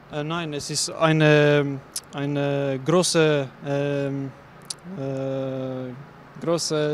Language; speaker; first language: German; non-native, learner; Bosnian